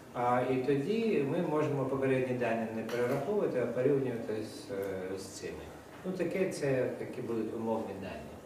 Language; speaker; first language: Ukrainian; non-native, local second language; Russian